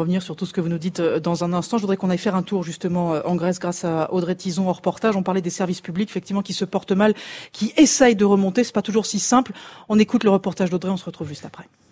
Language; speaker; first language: French; native; French